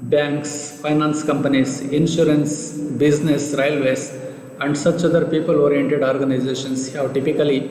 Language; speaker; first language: English; non-native, local second language; Kannada